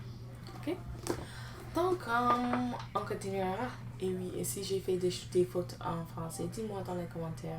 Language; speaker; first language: French; non-native, learner; English